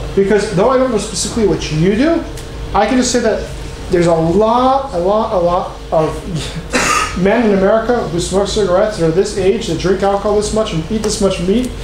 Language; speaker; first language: English; native; English